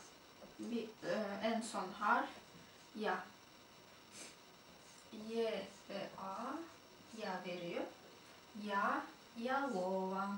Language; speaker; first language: Turkish; non-native, fluent; Russian